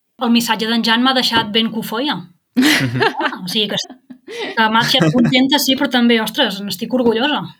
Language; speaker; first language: Catalan; native; Catalan